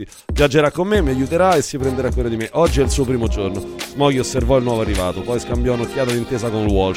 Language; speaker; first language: Italian; native; Italian